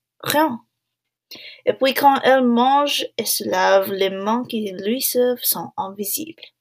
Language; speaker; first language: French; non-native, learner; English